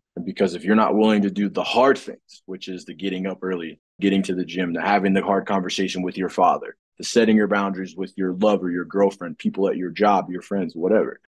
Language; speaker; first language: English; native; English